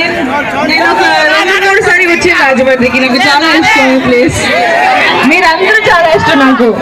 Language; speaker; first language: Telugu; non-native, learner; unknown